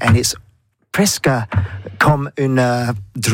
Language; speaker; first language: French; non-native, learner; English